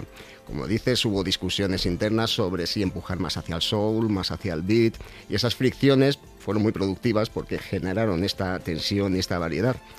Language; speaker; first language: Spanish; native; Spanish